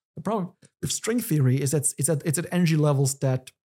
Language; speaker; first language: English; non-native, fluent; German